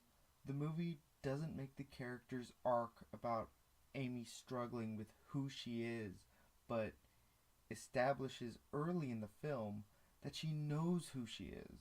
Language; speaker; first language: English; native; English